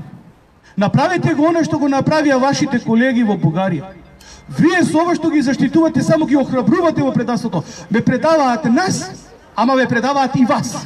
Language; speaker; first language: Macedonian; native; Macedonian